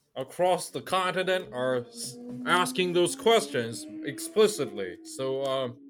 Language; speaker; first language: English; non-native, fluent; Chinese